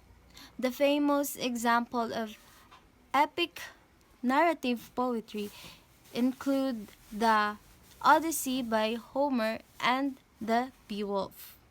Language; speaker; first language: English; non-native, fluent; Filipino